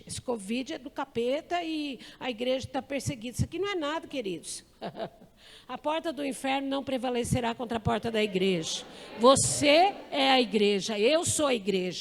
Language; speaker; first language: Portuguese; native; Portuguese